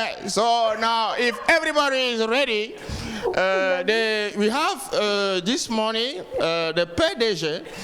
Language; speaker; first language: English; non-native, learner; French